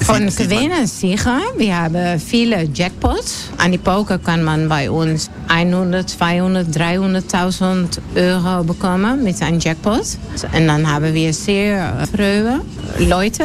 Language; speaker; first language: German; non-native, learner; Dutch